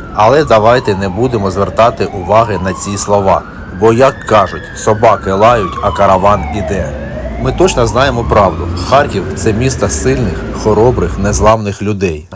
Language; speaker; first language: Ukrainian; non-native, local second language; Russian